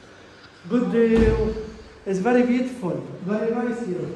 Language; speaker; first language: English; non-native, learner; Arabic